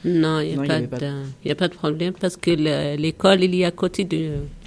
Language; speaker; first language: French; non-native, learner; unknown